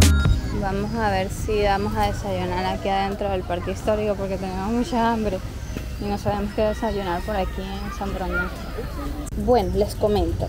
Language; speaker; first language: Spanish; native; Spanish